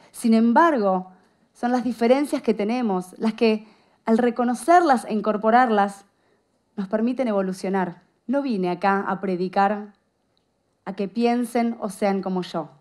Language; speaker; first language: Spanish; native; Spanish